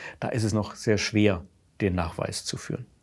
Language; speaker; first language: German; native; German